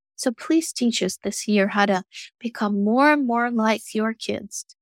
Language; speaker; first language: English; non-native, fluent; Russian